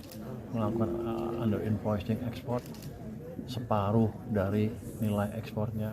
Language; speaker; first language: Indonesian; native; Indonesian